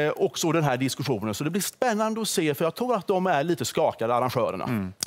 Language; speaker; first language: Swedish; native; Swedish